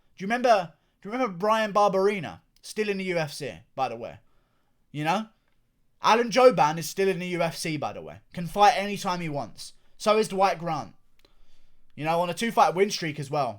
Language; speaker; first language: English; native; English